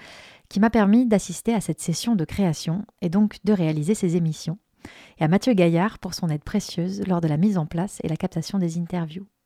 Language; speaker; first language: French; native; French